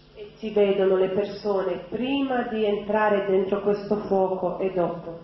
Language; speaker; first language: Italian; non-native, fluent; Croatian